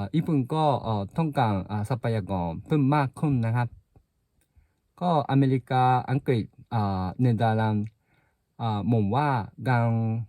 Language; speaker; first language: Thai; non-native, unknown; Japanese